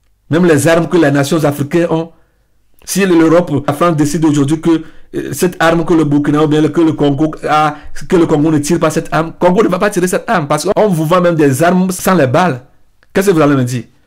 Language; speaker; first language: French; non-native, local second language; Ewe